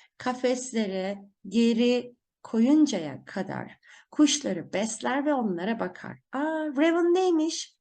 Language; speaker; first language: Turkish; native; Turkish